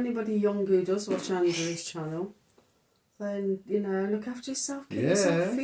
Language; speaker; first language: English; native; English